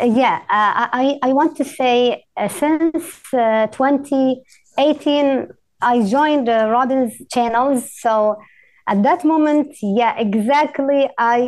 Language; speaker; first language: English; non-native, fluent; Arabic